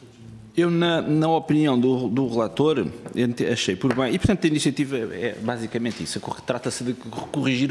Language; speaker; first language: Portuguese; native; Portuguese